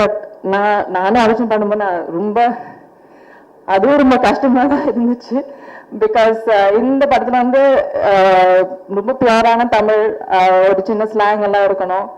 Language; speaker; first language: Tamil; non-native, fluent; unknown